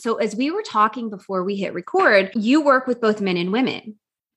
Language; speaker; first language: English; native; English